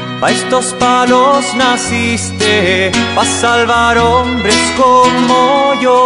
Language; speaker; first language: Spanish; native; Spanish